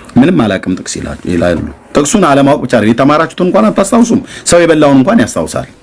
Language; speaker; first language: Amharic; native; Amharic